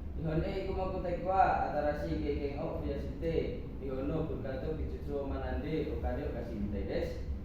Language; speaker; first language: Japanese; non-native, learner; Javanese